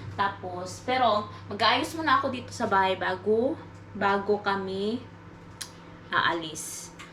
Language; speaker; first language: Filipino; non-native, local second language; Cebuano